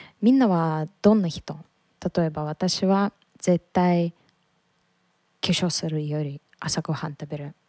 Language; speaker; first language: Japanese; non-native, learner; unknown